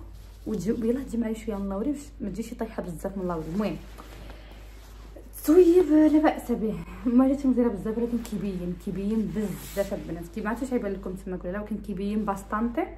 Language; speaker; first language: Arabic; early bilingual, heritage; Arabic